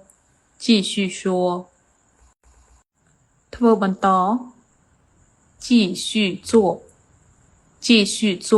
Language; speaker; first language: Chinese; non-native, fluent; Khmer